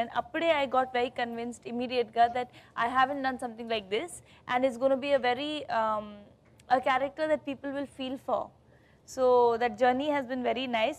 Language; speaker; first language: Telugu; non-native, learner; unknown